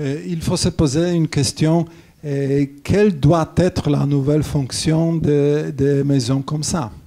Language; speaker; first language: French; non-native, fluent; Polish